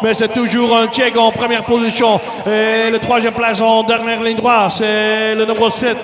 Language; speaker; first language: French; non-native, local second language; Dutch